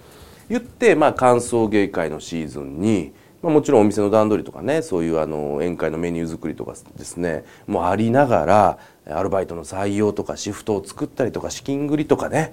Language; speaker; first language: Japanese; native; Japanese